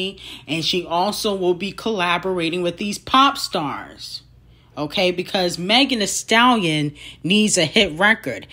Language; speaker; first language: English; native; English